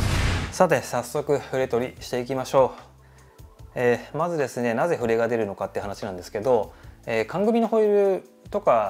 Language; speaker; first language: Japanese; native; Japanese